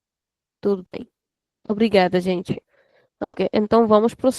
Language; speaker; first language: Portuguese; non-native, fluent; Hindi